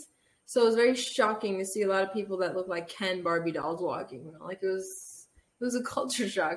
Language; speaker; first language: English; early bilingual, other home language; Armenian